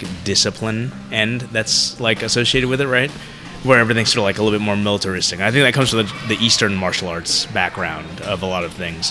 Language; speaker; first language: English; early bilingual, other home language; Vietnamese